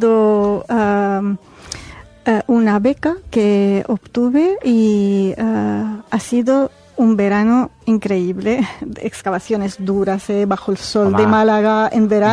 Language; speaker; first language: Spanish; non-native, fluent; Arabic